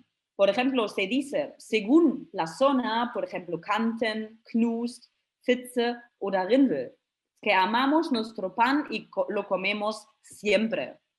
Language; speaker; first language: Spanish; non-native, fluent; German